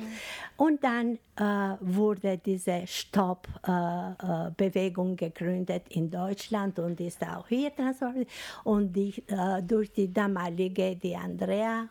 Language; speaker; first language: German; non-native, fluent; Albanian